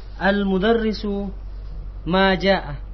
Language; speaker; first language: Arabic; non-native, learner; Indonesian